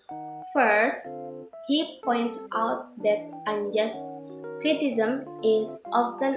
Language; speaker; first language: English; non-native, fluent; Indonesian